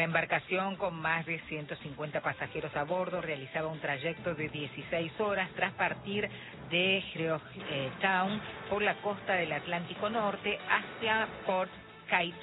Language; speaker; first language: Spanish; native; Spanish